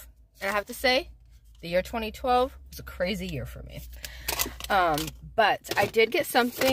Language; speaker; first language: English; native; English